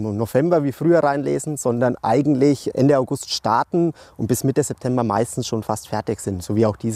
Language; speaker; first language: German; native; German